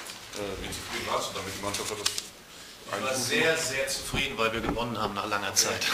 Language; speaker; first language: German; native; German